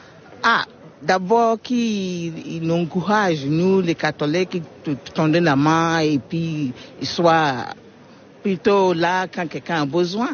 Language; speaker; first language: French; non-native, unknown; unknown